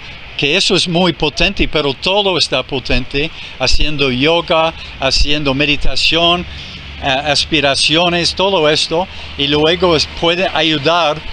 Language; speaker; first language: Spanish; non-native, fluent; English